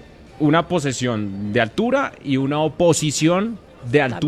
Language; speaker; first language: Spanish; native; Spanish